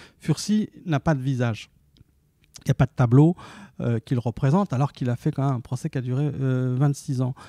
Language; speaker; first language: French; early bilingual, other home language; Arabic